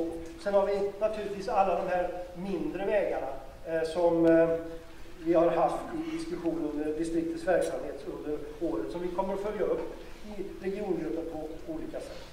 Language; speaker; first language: Swedish; native; Swedish